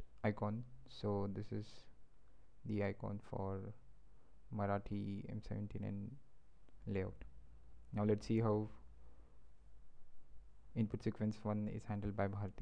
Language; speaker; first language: English; non-native, local second language; Marathi